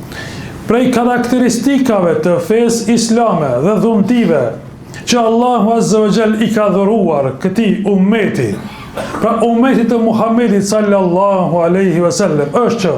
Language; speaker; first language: Albanian; native; Albanian